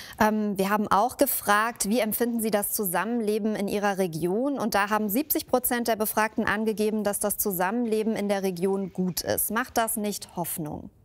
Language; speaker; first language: German; native; German